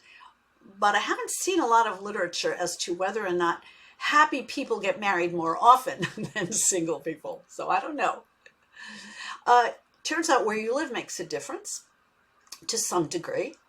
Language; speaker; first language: English; native; English